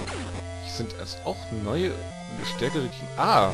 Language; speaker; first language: German; native; German